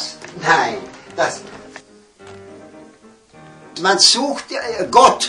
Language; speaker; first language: German; early bilingual, heritage; German